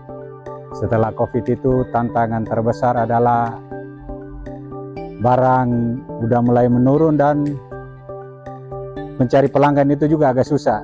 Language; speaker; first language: Indonesian; non-native, local second language; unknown